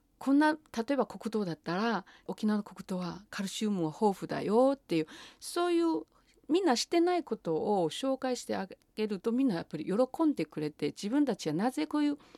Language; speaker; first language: Japanese; non-native, fluent; Chinese